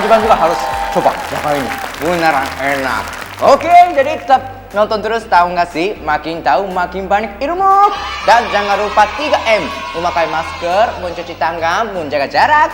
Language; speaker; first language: Indonesian; non-native, fluent; Japanese